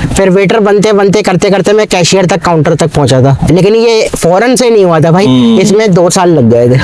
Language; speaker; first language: Urdu; native; Urdu